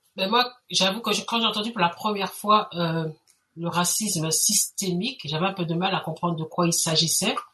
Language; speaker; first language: French; native; French